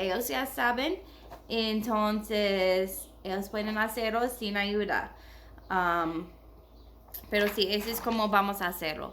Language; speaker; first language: Spanish; non-native, learner; English